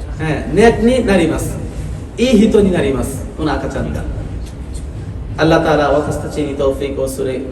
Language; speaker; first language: Japanese; non-native, learner; Bangla